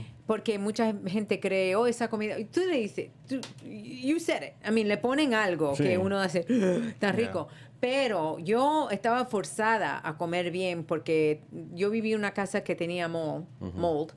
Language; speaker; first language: Spanish; early bilingual, heritage; Spanish